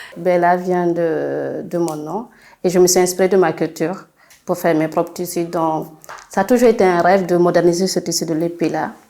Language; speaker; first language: French; non-native, local second language; Fula